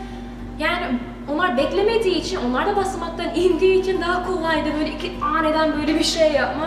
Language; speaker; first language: Turkish; early bilingual, heritage; Turkish